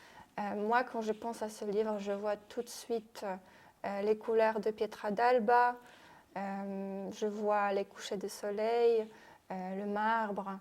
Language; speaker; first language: French; non-native, fluent; Polish